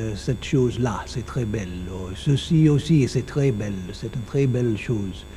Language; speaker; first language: French; non-native, learner; English